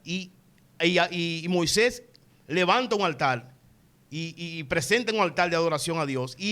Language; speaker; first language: Spanish; native; Spanish